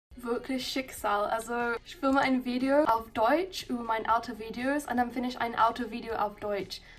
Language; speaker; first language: German; non-native, fluent; English